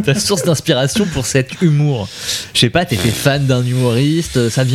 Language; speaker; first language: French; native; French